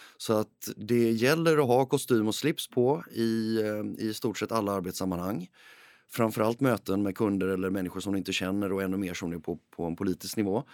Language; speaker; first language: Swedish; early bilingual, heritage; Swedish